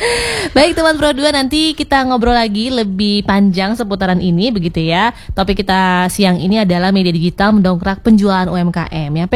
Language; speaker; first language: Indonesian; native; Indonesian